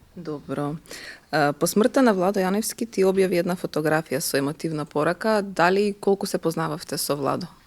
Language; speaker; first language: Macedonian; native; Macedonian